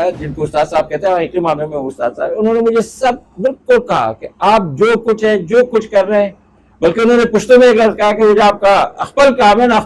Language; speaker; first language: Urdu; non-native, local second language; Pashto